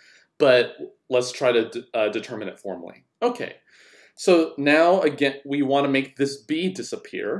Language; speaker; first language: English; native; English